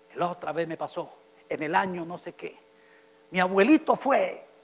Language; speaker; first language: Spanish; native; Spanish